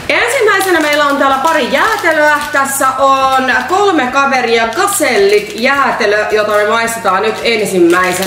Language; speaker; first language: Finnish; native; Finnish